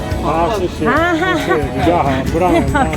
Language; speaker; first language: Chinese; non-native, fluent; Italian